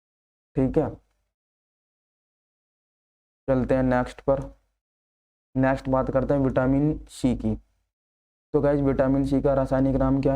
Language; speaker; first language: Hindi; native; Hindi